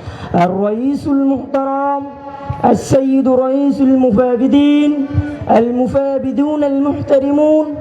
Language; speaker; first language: Arabic; non-native, learner; Bangla